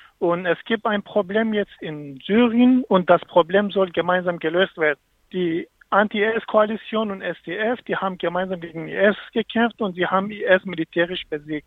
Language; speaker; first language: German; non-native, fluent; Kurdish